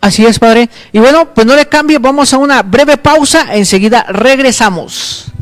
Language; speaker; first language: Spanish; native; Spanish